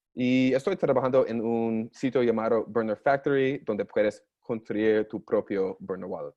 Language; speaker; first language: Spanish; non-native, learner; English